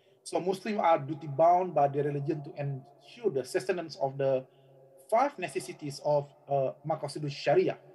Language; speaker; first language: English; non-native, fluent; Indonesian